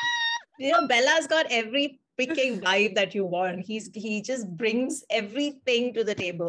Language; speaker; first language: English; non-native, local second language; Hindi